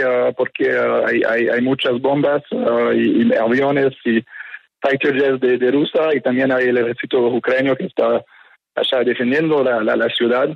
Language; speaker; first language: Spanish; non-native, fluent; French